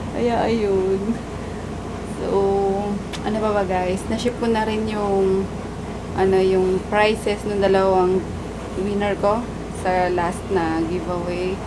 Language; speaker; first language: Filipino; native; Filipino